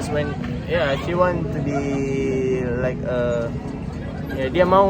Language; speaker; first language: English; non-native, fluent; Indonesian